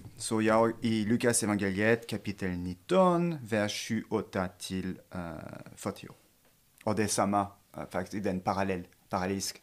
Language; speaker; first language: Swedish; non-native, fluent; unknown